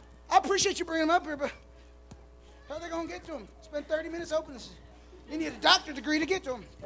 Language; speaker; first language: English; native; English